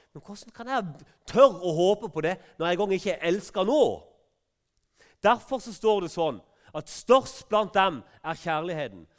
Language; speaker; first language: Norwegian; native; Norwegian